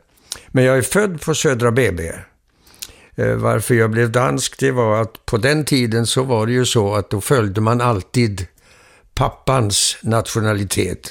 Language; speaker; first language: Swedish; early bilingual, heritage; Danish